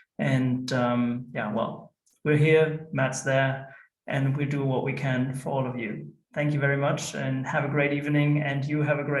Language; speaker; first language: English; non-native, fluent; German